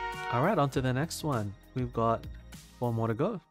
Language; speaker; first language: English; native; English